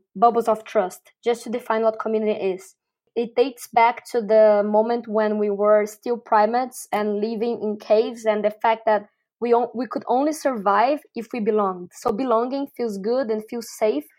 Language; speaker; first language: English; non-native, fluent; Portuguese